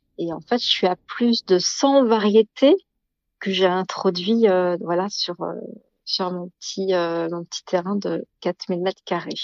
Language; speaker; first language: French; native; French